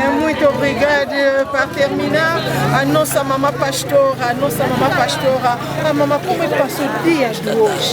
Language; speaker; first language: Portuguese; non-native, learner; Lingala